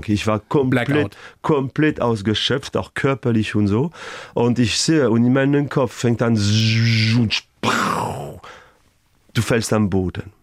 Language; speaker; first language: German; non-native, fluent; French